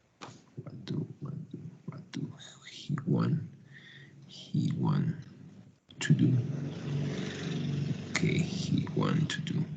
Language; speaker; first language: English; non-native, learner; Spanish